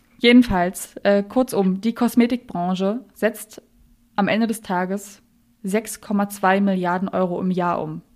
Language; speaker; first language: German; native; German